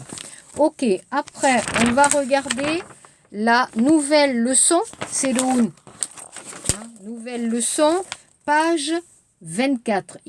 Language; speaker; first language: French; native; French